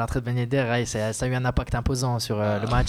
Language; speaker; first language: French; native; French